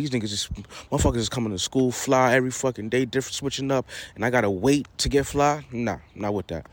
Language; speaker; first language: English; native; English